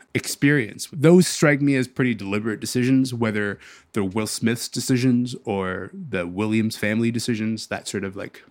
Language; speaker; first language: English; early bilingual, other home language; Arabic